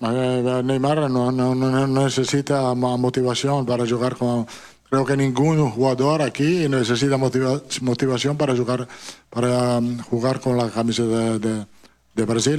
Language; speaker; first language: Portuguese; non-native, fluent; Italian